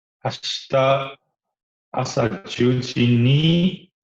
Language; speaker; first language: Japanese; non-native, learner; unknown